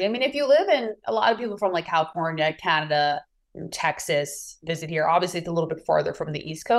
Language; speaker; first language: English; native; English